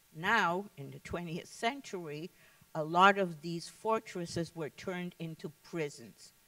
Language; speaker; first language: English; early bilingual, other home language; Lithuanian